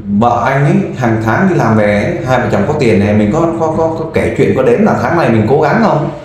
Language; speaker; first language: Vietnamese; native; Vietnamese